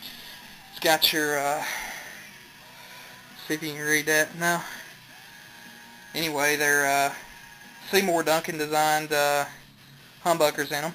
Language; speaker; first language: English; native; English